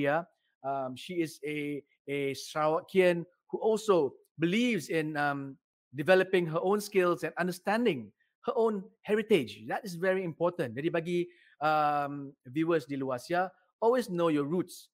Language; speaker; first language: English; non-native, local second language; Malay